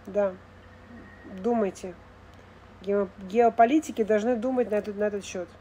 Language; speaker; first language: Russian; native; Russian